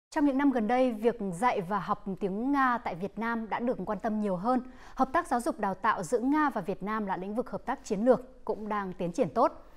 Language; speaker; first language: Vietnamese; native; Vietnamese